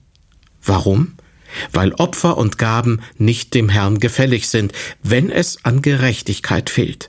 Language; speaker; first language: German; native; German